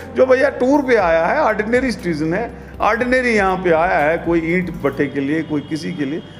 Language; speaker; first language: Hindi; non-native, local second language; Kashmiri